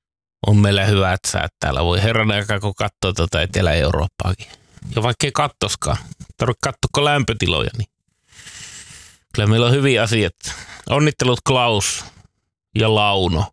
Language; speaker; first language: Finnish; native; Finnish